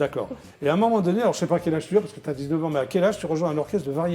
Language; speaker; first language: French; native; French